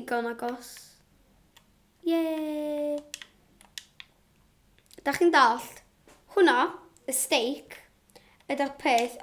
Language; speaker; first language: Welsh; non-native, local second language; English